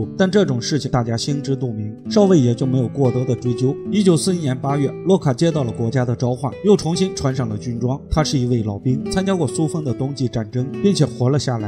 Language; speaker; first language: Chinese; native; Chinese